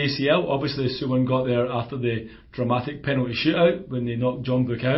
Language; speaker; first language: English; native; English